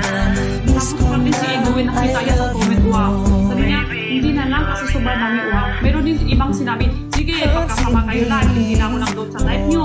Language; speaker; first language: Filipino; non-native, learner; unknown